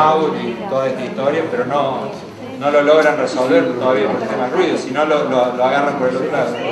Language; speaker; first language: Spanish; native; Spanish